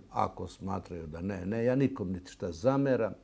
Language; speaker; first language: Serbian; native; Serbian